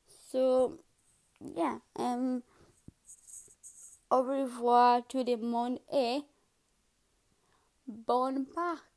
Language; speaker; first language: French; non-native, learner; English